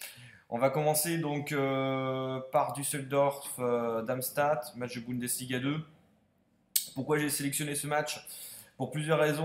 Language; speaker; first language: French; native; French